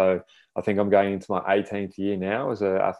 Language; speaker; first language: English; native; English